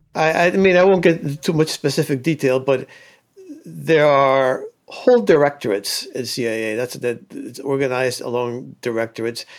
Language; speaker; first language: English; early bilingual, other home language; Spanish